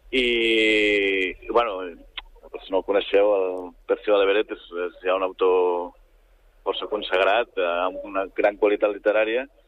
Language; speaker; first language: Catalan; native; Catalan